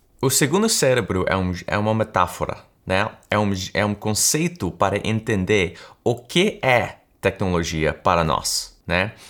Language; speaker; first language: Portuguese; early bilingual, heritage; Portuguese